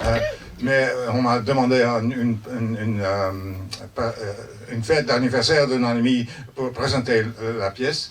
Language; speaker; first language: French; non-native, learner; Dutch